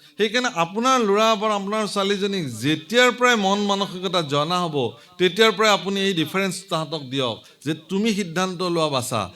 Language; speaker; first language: Assamese; native; Assamese